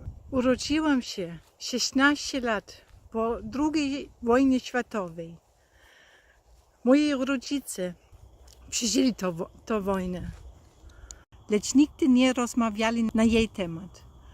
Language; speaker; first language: Polish; non-native, fluent; German